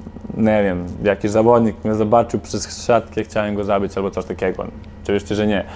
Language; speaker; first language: Polish; non-native, fluent; Serbian